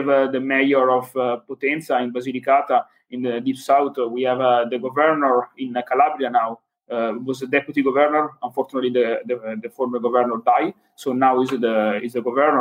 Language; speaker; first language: English; non-native, fluent; Italian